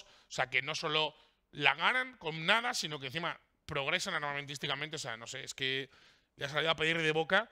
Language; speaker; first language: Spanish; native; Spanish